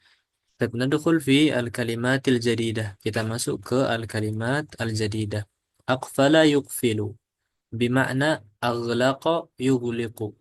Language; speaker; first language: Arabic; non-native, fluent; Indonesian